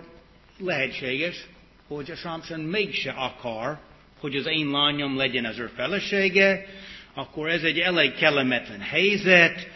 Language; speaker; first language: Hungarian; early bilingual, heritage; English